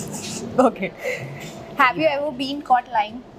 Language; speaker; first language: English; non-native, local second language; Hindi